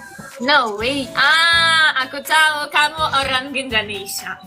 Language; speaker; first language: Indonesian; non-native, learner; Russian